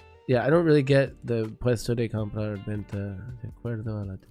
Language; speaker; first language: Spanish; non-native, learner; English